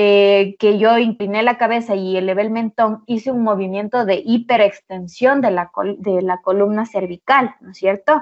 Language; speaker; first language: Spanish; native; Spanish